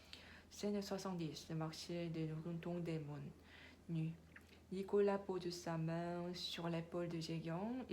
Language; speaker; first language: French; non-native, learner; Korean